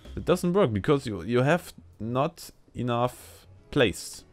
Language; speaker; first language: English; non-native, learner; German